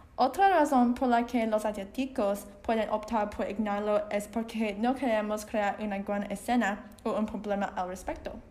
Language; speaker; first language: Spanish; non-native, learner; Chinese